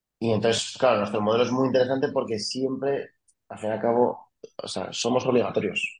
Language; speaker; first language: Spanish; early bilingual, other home language; French